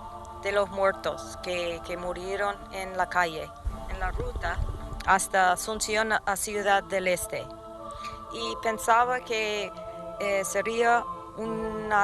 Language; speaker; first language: Spanish; non-native, fluent; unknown